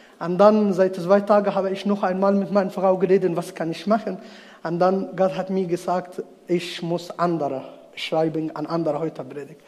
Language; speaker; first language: German; non-native, learner; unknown